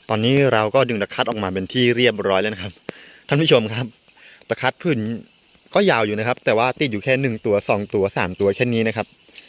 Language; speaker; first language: Thai; non-native, local second language; S'gaw Karen